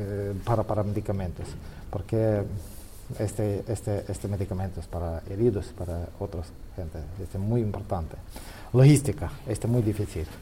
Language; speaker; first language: Spanish; non-native, learner; Ukrainian